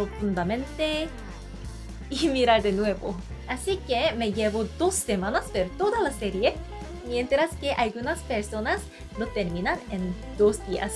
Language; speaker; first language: Spanish; non-native, fluent; Korean